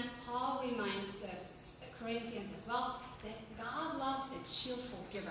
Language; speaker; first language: English; non-native, fluent; German